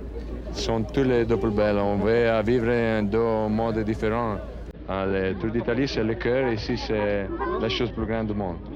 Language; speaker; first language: French; non-native, learner; Italian